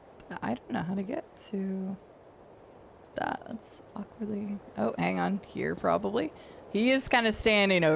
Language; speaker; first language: English; native; English